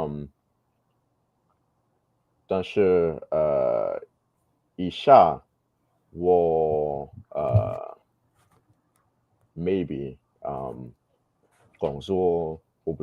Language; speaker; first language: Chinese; non-native, learner; English